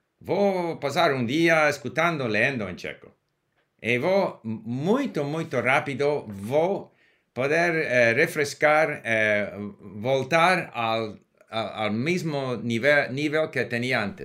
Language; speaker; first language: Portuguese; non-native, learner; English